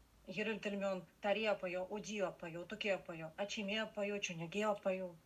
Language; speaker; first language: Korean; non-native, learner; Russian